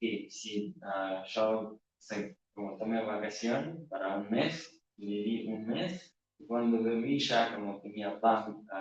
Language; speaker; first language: Spanish; non-native, learner; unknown